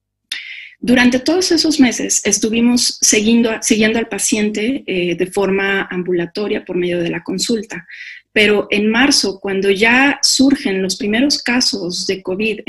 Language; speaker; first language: Spanish; native; Spanish